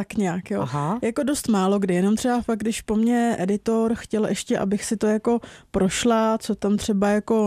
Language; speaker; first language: Czech; native; Czech